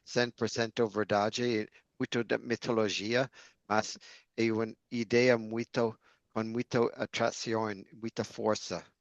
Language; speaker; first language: Portuguese; non-native, learner; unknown